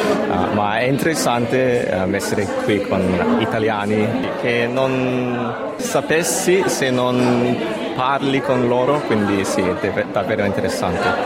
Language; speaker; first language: Italian; non-native, fluent; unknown